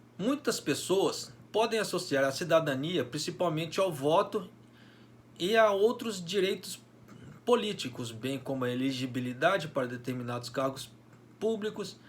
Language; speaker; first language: Portuguese; native; Portuguese